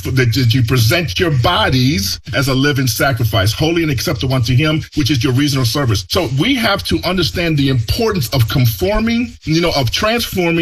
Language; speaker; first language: English; early bilingual, other home language; Spanish